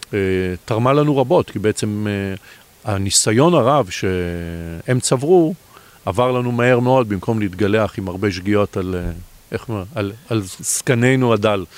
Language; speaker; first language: Hebrew; native; Hebrew